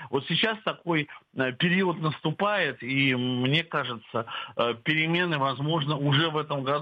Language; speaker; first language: Russian; native; Russian